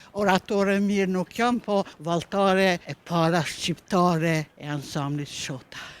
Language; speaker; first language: Albanian; native; Albanian